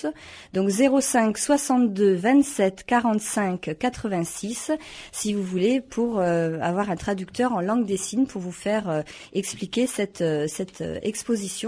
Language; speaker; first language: French; native; French